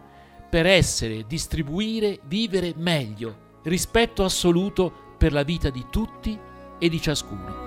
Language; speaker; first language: Italian; native; Italian